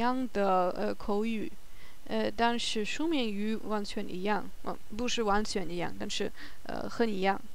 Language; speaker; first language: Chinese; non-native, learner; German